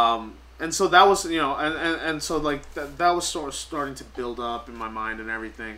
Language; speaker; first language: English; native; English